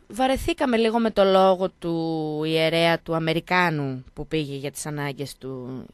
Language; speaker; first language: Greek; native; Greek